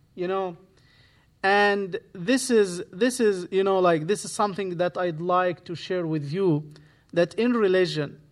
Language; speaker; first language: English; non-native, fluent; Arabic